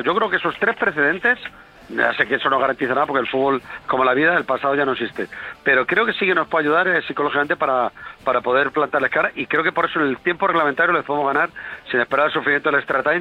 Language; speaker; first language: Spanish; native; Spanish